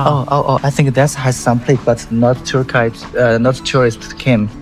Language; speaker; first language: English; non-native, learner; Chinese